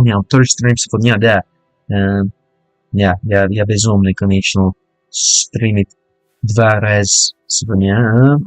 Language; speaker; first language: Russian; non-native, learner; English